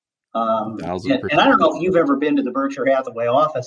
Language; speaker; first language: English; native; English